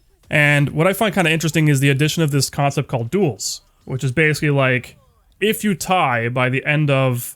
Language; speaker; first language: English; native; English